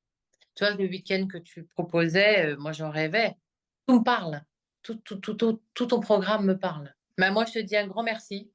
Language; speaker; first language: French; native; French